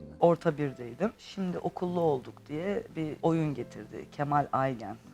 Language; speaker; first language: Turkish; native; Turkish